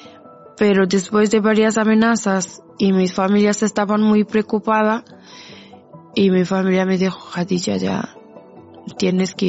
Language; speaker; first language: Spanish; non-native, fluent; Persian